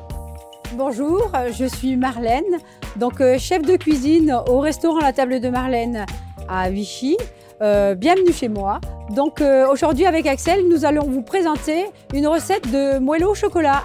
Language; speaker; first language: French; native; French